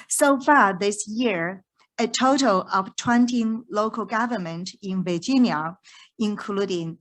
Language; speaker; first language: English; non-native, fluent; Chinese